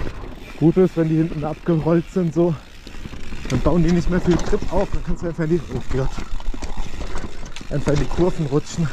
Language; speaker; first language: German; native; German